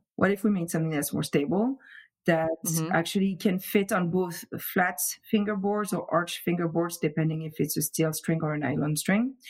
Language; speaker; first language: English; non-native, fluent; French